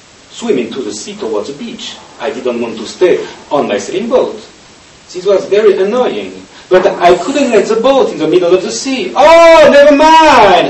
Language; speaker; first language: English; non-native, learner; French